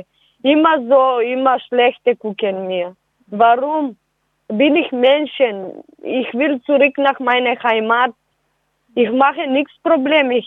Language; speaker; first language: German; non-native, learner; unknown